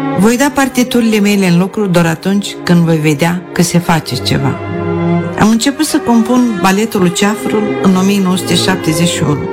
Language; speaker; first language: Romanian; non-native, local second language; Russian